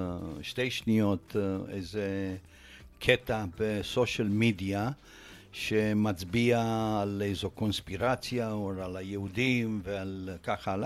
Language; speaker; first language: Hebrew; non-native, fluent; Romanian